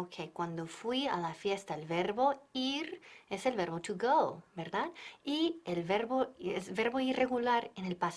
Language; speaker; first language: Spanish; non-native, fluent; English